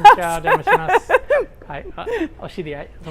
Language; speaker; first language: Japanese; non-native, learner; English